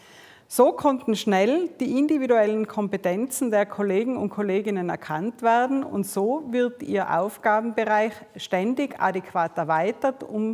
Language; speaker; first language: German; native; German